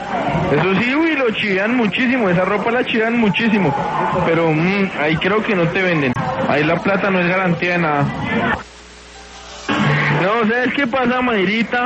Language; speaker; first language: Spanish; native; Spanish